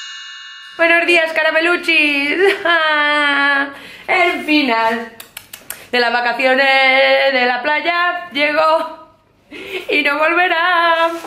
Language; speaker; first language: Spanish; native; Spanish